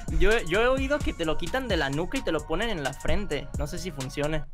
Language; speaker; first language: Spanish; native; Spanish